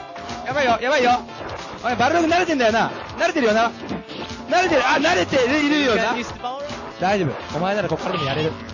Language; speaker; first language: Japanese; native; Japanese